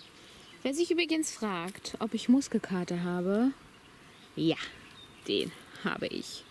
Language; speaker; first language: German; native; German